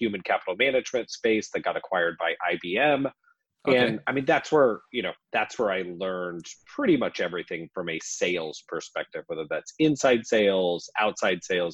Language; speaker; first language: English; native; English